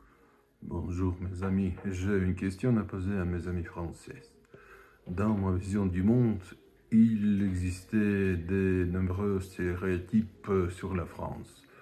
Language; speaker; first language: French; non-native, fluent; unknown